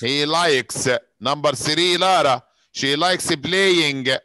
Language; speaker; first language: English; non-native, fluent; Arabic